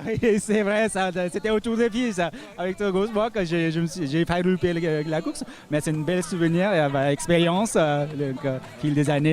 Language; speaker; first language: French; native; French